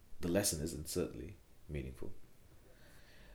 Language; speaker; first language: English; non-native, local second language; Bangla